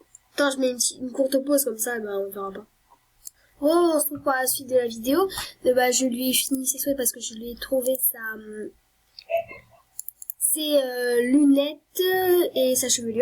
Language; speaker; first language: French; native; French